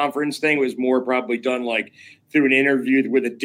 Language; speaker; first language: English; native; English